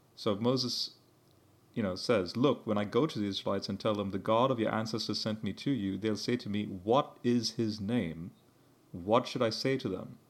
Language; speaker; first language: English; early bilingual, heritage; English